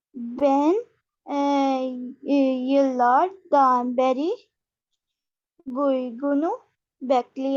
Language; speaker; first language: Turkish; non-native, learner; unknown